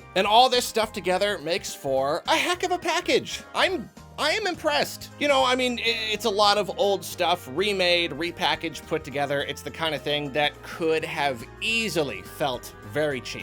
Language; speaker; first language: English; native; English